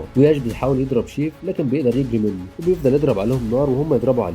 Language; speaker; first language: Arabic; native; Arabic